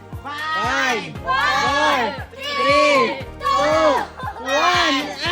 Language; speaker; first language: Filipino; non-native, local second language; Bikol